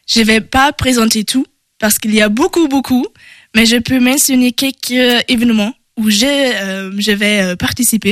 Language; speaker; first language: French; non-native, learner; German